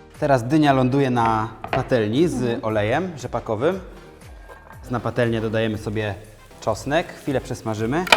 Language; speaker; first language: Polish; native; Polish